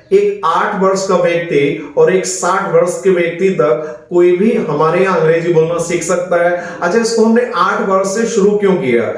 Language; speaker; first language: Hindi; native; Hindi